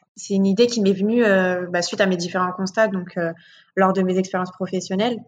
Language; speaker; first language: French; native; French